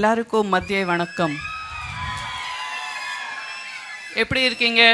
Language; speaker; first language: Tamil; non-native, local second language; Gujarati